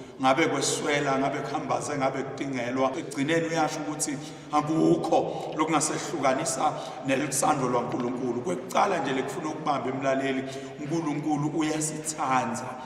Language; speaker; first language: Zulu; non-native, local second language; Swati